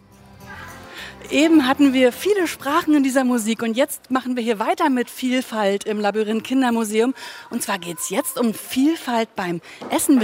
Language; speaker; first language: German; native; German